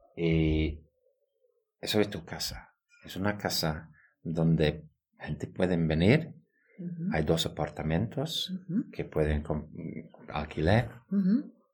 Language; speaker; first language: Spanish; non-native, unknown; English